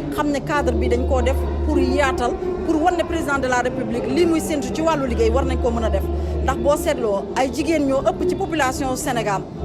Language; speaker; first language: Wolof; native; Wolof